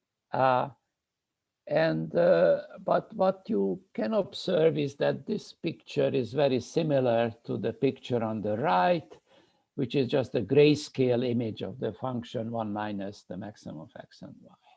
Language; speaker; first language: English; non-native, fluent; Hungarian